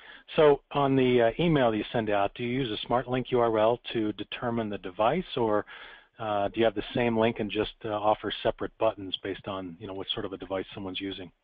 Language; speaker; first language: English; native; English